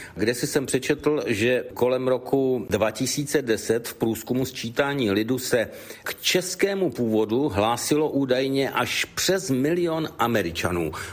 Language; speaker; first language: Czech; native; Czech